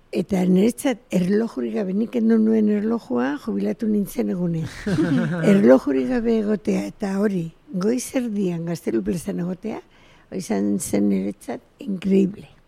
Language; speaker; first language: Basque; non-native, local second language; Spanish